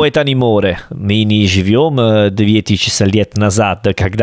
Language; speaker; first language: Russian; non-native, learner; Italian